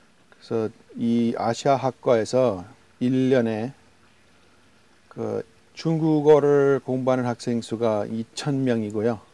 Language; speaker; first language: Korean; non-native, fluent; English